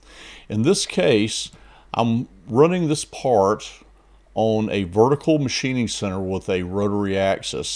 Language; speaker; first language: English; native; English